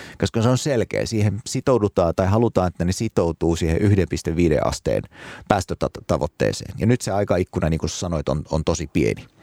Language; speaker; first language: Finnish; early bilingual, other home language; Arabic